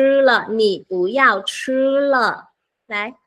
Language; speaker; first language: Chinese; non-native, fluent; Vietnamese